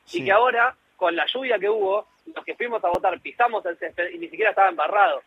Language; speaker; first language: Spanish; native; Spanish